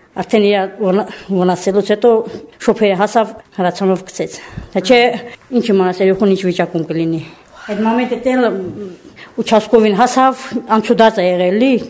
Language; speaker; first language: Armenian; native; Armenian